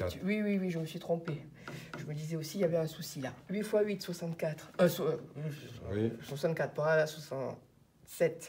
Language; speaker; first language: French; native; French